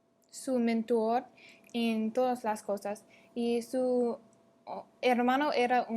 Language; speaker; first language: Spanish; non-native, learner; English